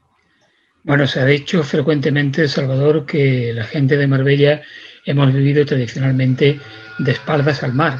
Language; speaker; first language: Spanish; native; Spanish